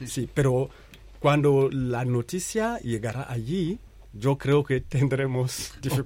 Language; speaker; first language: Spanish; non-native, fluent; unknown